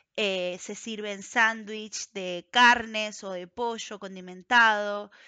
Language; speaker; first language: Spanish; native; Spanish